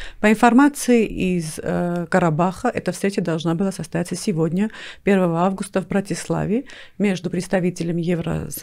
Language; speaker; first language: Russian; non-native, local second language; Armenian